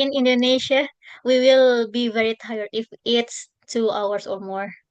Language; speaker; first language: English; non-native, fluent; Indonesian